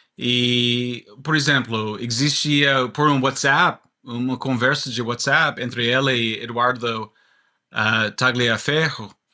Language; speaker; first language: Portuguese; non-native, learner; English